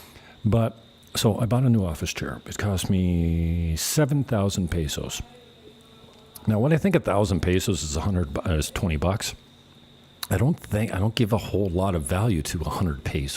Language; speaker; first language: English; native; English